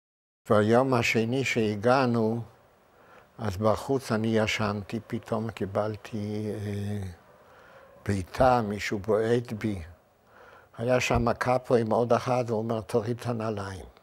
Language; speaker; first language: Hebrew; non-native, fluent; Yiddish